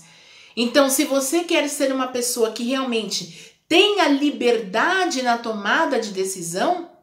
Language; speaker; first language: Portuguese; native; Portuguese